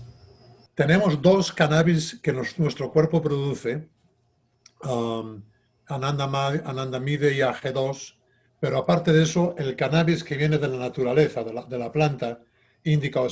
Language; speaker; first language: Spanish; native; Spanish